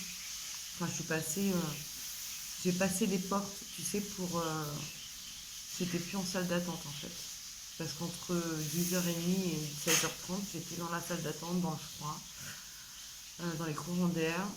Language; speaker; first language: French; native; French